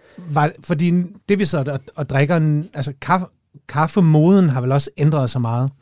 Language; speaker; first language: Danish; native; Danish